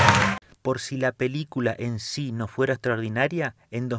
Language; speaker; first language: Spanish; native; Spanish